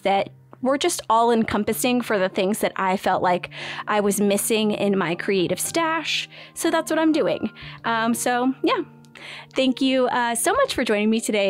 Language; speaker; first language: English; native; English